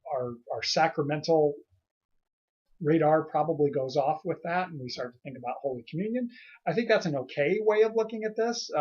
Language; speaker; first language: English; native; English